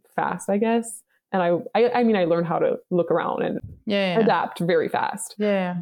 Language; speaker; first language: English; native; English